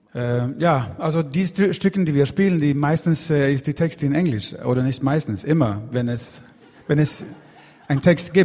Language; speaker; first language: German; non-native, learner; Swedish